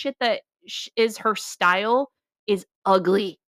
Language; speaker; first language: English; native; English